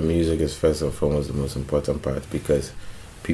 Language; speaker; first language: English; non-native, local second language; Akan